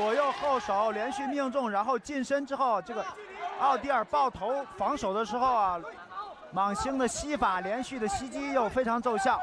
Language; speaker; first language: Chinese; native; Chinese